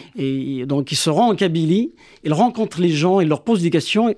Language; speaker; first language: French; non-native, local second language; Kabyle